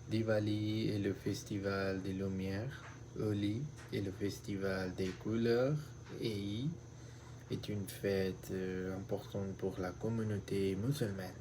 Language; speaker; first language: French; non-native, learner; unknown